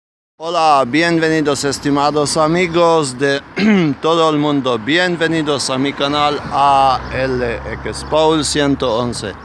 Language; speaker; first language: Spanish; non-native, fluent; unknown